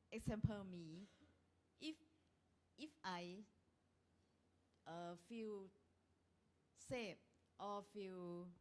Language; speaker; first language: English; non-native, learner; Thai